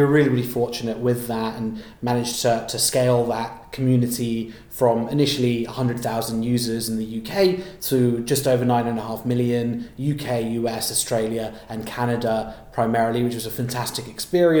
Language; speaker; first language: English; native; English